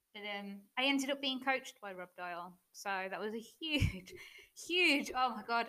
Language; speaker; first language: English; native; English